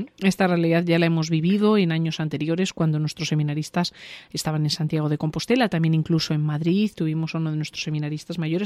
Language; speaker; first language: Spanish; native; Spanish